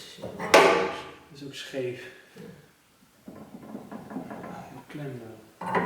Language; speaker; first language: Dutch; native; Dutch